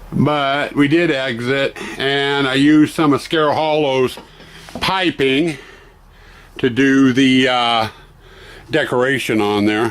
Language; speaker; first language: English; native; English